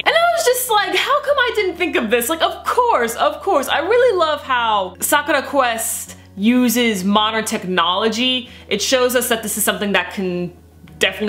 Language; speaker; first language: English; native; English